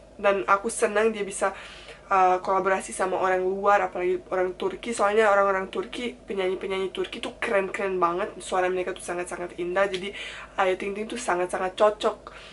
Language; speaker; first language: Indonesian; non-native, fluent; Turkish